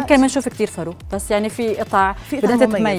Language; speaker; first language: Arabic; native; Arabic